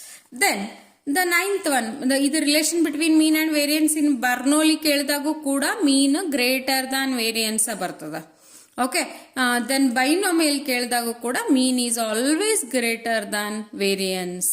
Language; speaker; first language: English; non-native, local second language; Kannada